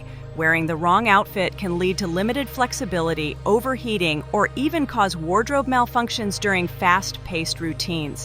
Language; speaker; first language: English; non-native, fluent; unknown